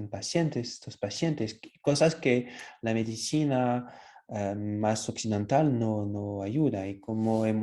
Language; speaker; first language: Spanish; non-native, fluent; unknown